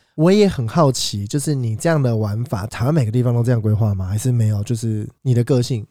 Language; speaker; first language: Chinese; native; Chinese